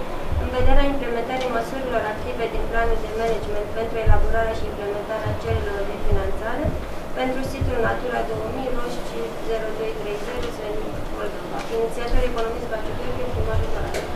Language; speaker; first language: Romanian; native; Romanian